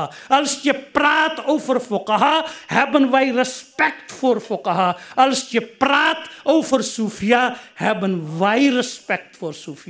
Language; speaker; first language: Dutch; non-native, fluent; Urdu